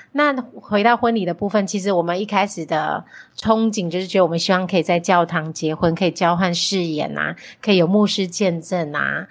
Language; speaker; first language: Chinese; native; Chinese